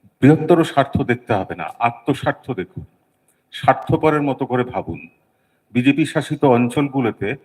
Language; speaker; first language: Bangla; native; Bangla